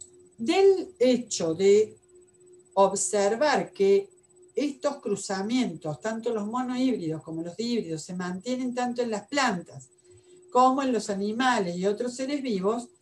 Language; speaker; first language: Spanish; native; Spanish